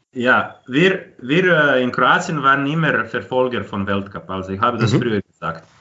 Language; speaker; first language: German; non-native, fluent; Croatian